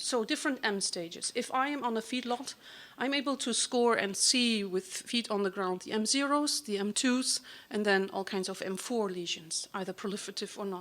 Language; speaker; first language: English; non-native, fluent; German